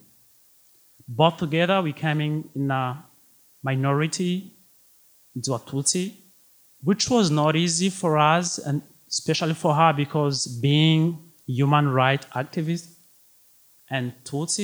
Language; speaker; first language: English; non-native, fluent; Rundi